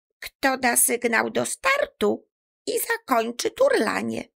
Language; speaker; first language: Polish; native; Polish